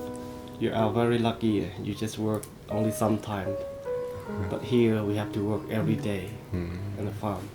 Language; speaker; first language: English; non-native, fluent; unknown